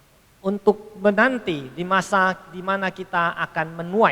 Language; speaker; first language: Indonesian; native; Indonesian